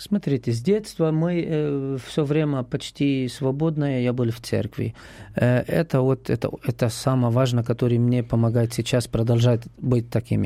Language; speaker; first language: Russian; non-native, learner; Arabic